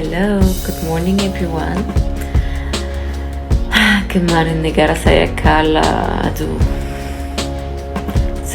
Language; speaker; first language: Indonesian; non-native, fluent; French